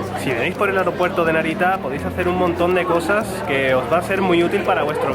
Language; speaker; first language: Spanish; native; Spanish